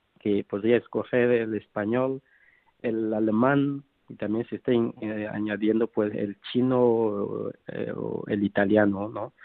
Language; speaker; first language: Spanish; non-native, fluent; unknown